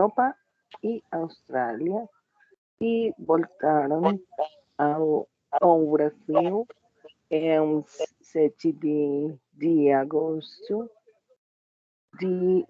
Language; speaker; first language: Portuguese; non-native, learner; Spanish